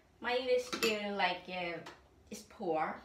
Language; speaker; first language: English; non-native, learner; Thai